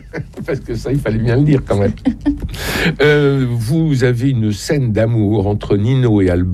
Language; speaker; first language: French; native; French